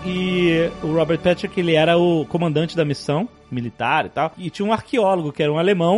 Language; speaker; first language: Portuguese; native; Portuguese